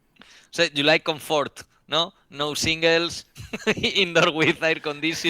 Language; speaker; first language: English; non-native, learner; Spanish